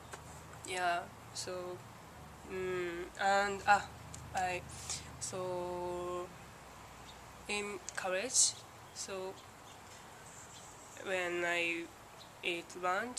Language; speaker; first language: English; non-native, learner; Japanese